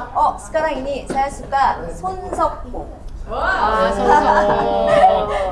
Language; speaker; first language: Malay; non-native, learner; Korean